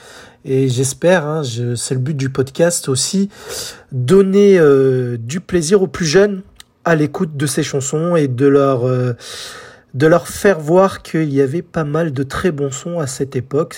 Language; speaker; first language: French; native; French